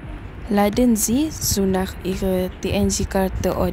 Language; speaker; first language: German; non-native, learner; Malay